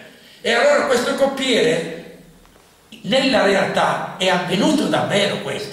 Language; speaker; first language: Italian; native; Italian